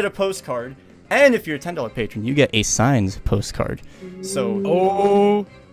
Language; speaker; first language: English; native; English